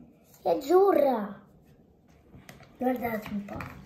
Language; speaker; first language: Italian; early bilingual, heritage; Italian